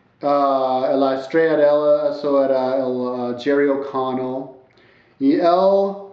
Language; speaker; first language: Spanish; non-native, learner; English